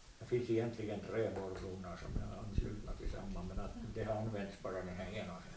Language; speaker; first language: Swedish; native; Swedish